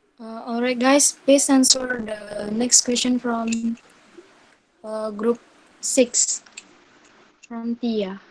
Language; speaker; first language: English; non-native, learner; Indonesian